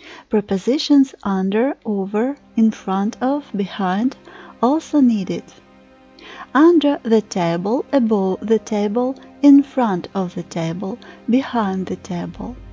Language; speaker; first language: English; non-native, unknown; Ukrainian